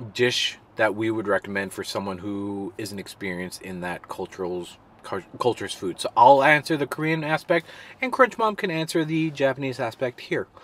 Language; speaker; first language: English; native; English